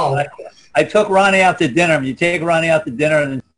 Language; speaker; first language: English; native; English